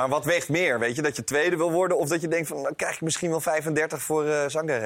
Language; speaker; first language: Dutch; native; Dutch